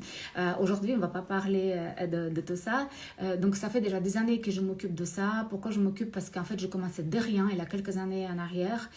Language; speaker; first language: French; non-native, fluent; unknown